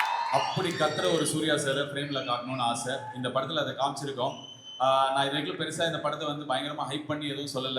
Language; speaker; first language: Tamil; native; Tamil